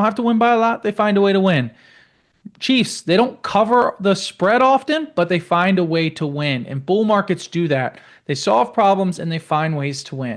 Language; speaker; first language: English; native; English